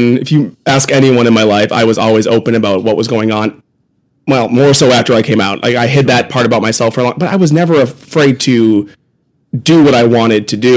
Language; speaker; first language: English; native; English